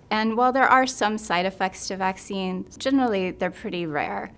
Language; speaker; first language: English; native; English